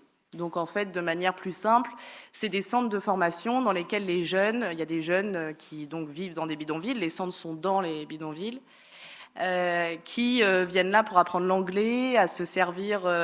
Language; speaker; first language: French; native; French